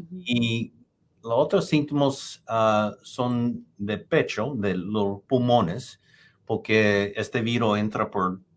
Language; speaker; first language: Spanish; non-native, fluent; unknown